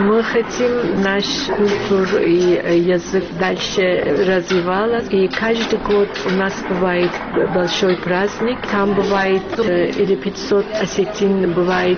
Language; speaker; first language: Russian; non-native, learner; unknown